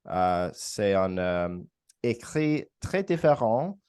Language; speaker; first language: French; non-native, learner; English